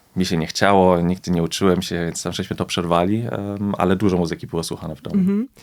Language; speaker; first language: Polish; early bilingual, heritage; Polish